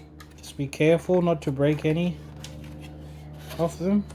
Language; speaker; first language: English; native; English